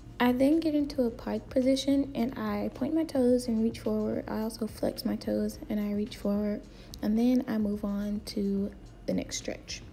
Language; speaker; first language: English; native; English